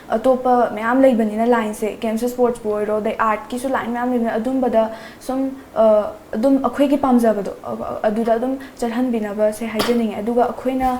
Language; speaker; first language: Manipuri; native; Manipuri